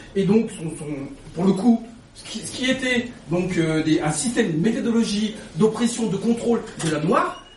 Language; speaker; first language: French; non-native, local second language; Lingala